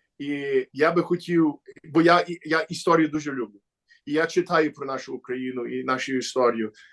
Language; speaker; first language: Ukrainian; early bilingual, heritage; Ukrainian